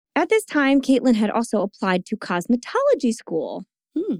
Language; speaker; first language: English; native; English